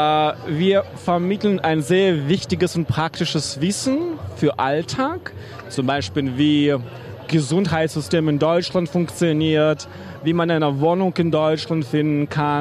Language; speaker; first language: German; non-native, fluent; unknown